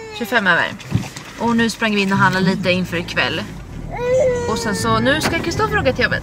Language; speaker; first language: Swedish; native; Swedish